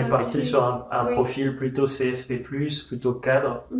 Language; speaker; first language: French; native; French